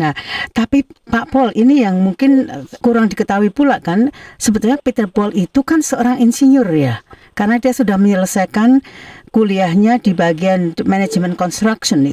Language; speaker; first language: Indonesian; native; Indonesian